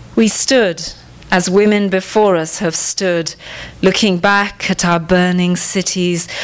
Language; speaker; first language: English; non-native, local second language; Tamil